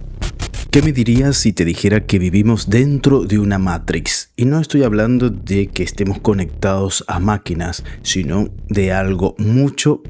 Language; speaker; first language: Spanish; native; Spanish